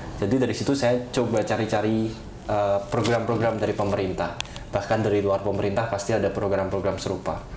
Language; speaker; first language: Indonesian; native; Indonesian